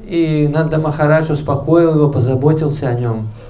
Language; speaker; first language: Russian; native; Russian